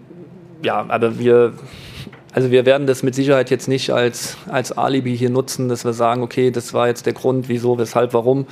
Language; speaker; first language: German; native; German